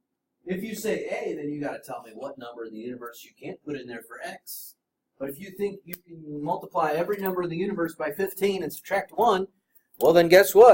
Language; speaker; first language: English; native; English